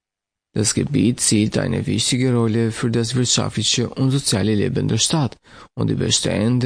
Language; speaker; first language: German; non-native, fluent; Albanian